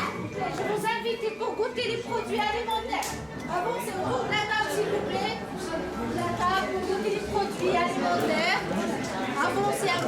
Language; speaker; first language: French; non-native, local second language; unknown